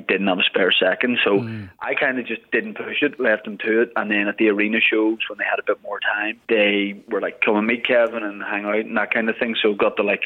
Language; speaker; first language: English; native; English